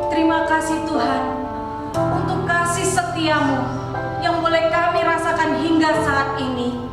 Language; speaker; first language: Indonesian; native; Indonesian